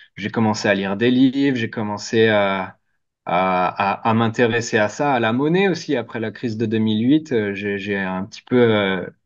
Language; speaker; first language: French; native; French